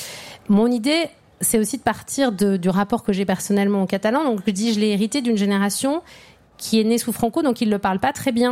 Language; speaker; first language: French; native; French